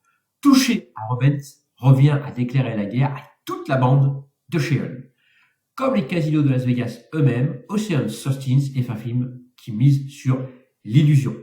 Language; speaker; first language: French; native; French